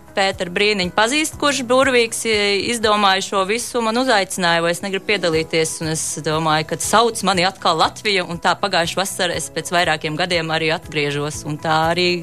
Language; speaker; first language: Latvian; early bilingual, heritage; Hungarian